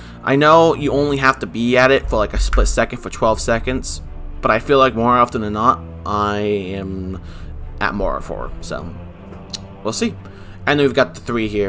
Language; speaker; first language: English; native; English